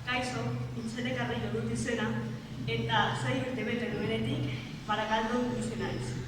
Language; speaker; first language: Basque; non-native, local second language; Spanish